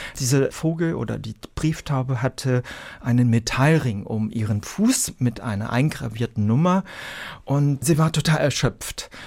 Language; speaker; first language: German; early bilingual, other home language; Vietnamese